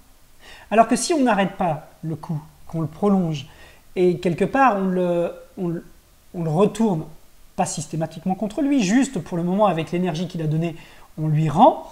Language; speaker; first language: French; native; French